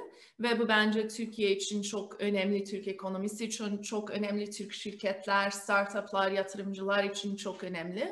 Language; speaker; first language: Turkish; early bilingual, heritage; Turkish